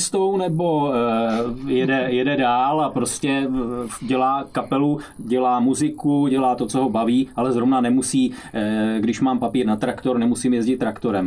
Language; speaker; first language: Czech; native; Czech